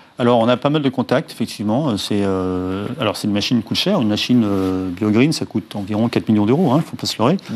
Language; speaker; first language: French; native; French